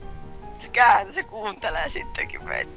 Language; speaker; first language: Finnish; native; Finnish